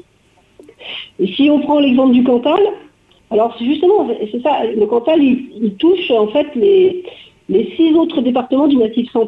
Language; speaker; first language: French; native; French